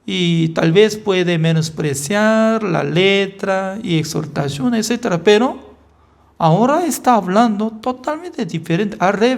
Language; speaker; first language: Spanish; non-native, learner; Korean